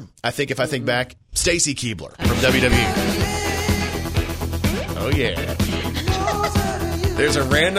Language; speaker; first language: English; native; English